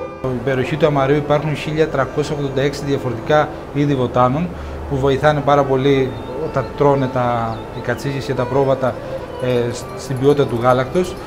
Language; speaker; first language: Greek; native; Greek